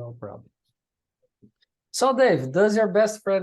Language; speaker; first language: English; non-native, fluent; Portuguese